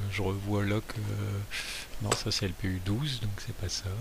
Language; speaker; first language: French; native; French